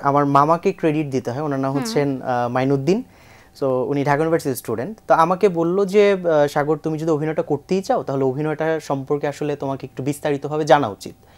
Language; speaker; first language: Bangla; native; Bangla